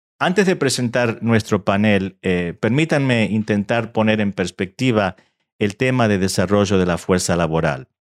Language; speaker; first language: Spanish; early bilingual, heritage; Spanish